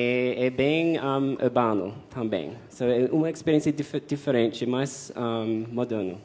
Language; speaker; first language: Portuguese; non-native, fluent; English